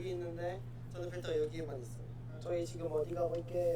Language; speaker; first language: Korean; native; Korean